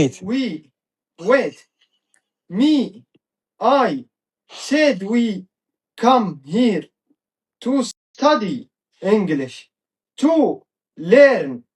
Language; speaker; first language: English; non-native, learner; Arabic